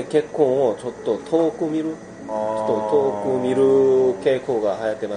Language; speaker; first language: Japanese; non-native, fluent; Korean